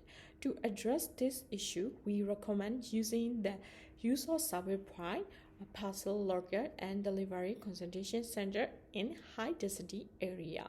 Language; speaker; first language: English; non-native, learner; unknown